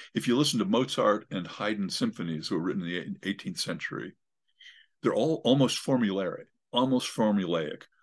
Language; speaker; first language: English; native; English